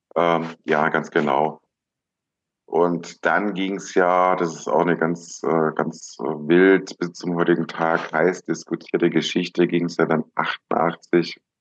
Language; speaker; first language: German; native; German